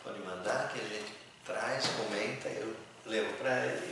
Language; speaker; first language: Portuguese; native; Portuguese